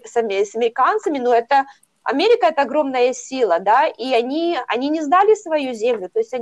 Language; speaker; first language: Russian; native; Russian